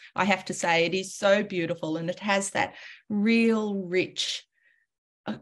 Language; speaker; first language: English; native; English